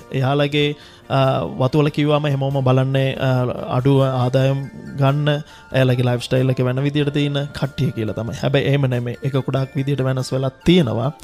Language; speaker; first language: Sinhala; non-native, local second language; Tamil